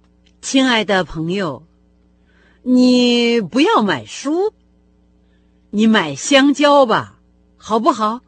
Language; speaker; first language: Chinese; non-native, fluent; Russian